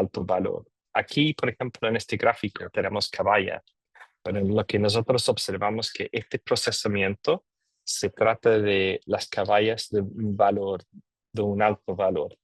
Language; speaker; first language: Spanish; non-native, fluent; English